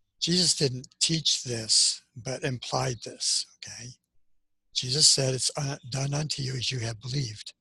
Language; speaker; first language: English; native; English